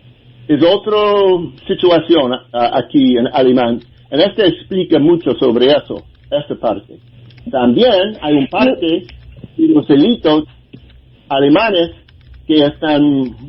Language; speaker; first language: Spanish; non-native, learner; English